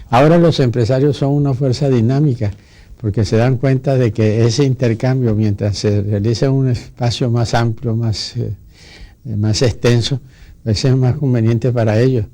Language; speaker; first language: Spanish; native; Spanish